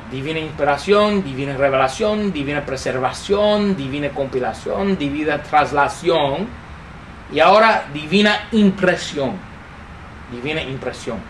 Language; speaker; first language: Spanish; non-native, fluent; English